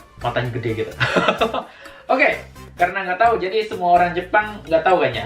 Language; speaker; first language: Indonesian; native; Indonesian